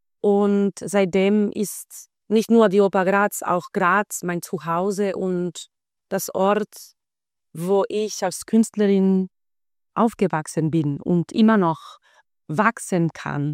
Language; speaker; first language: German; non-native, fluent; Spanish